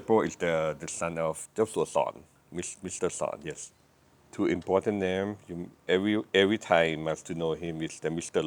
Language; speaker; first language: English; non-native, learner; Thai